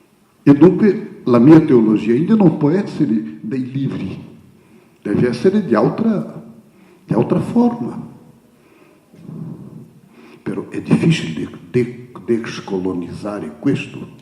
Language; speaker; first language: Italian; non-native, fluent; Portuguese